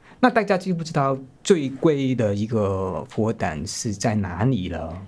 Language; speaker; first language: Chinese; non-native, local second language; Cantonese